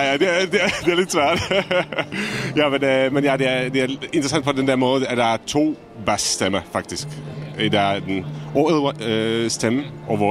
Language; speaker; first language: Danish; non-native, fluent; Czech